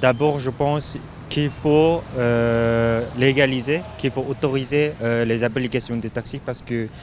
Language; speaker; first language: French; non-native, local second language; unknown